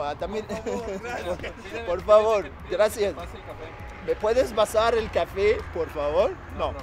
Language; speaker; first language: Spanish; non-native, fluent; Arabic